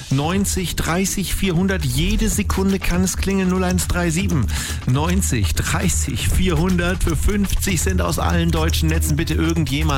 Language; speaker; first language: German; native; German